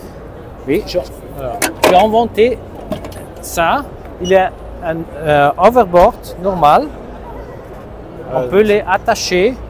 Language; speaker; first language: French; non-native, learner; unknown